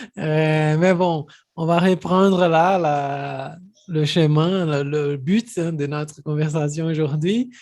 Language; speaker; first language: French; non-native, fluent; Portuguese